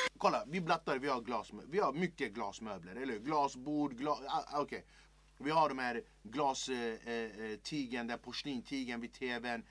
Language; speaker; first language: Swedish; early bilingual, other home language; Kurdish